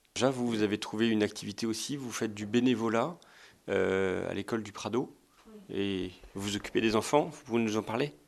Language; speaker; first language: French; native; French